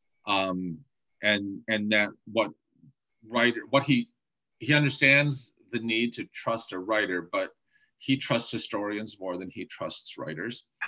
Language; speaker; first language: English; native; English